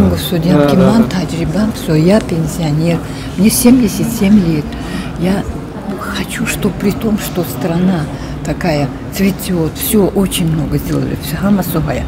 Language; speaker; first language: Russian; non-native, local second language; Tajik